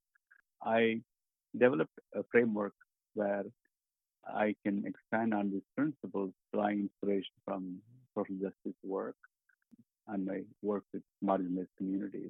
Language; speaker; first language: English; non-native, local second language; Tamil